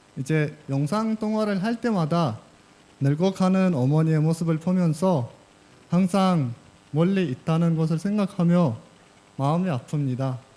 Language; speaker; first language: Korean; non-native, fluent; Uzbek